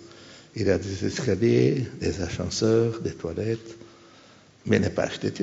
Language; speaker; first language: French; non-native, fluent; Portuguese